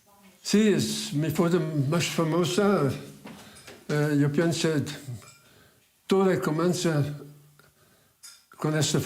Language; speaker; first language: Spanish; non-native, learner; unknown